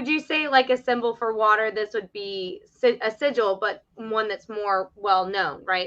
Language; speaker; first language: English; native; English